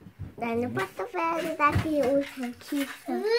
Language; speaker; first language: Romanian; early bilingual, heritage; Romanian